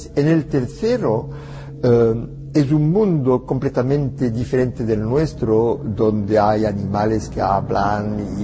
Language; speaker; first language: Spanish; non-native, fluent; French